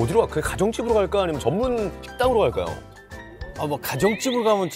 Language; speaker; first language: Korean; native; Korean